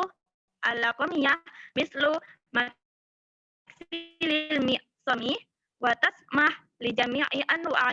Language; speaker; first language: Arabic; non-native, learner; Indonesian